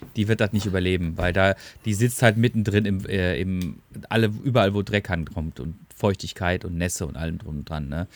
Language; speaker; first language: German; native; German